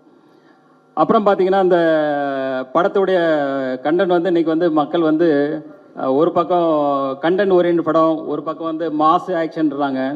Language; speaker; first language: Tamil; native; Tamil